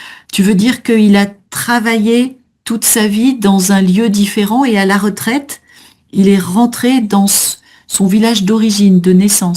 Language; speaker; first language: French; native; French